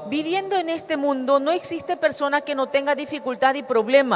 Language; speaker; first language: Spanish; native; Spanish